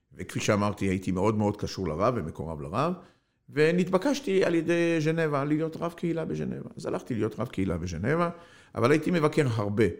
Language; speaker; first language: Hebrew; non-native, fluent; Arabic